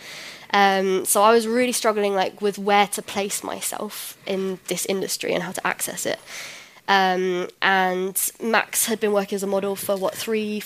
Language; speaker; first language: English; native; English